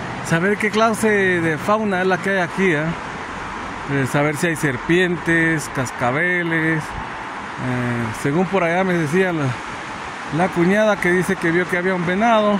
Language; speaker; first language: Spanish; native; Spanish